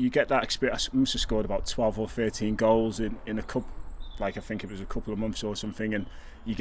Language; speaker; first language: English; native; English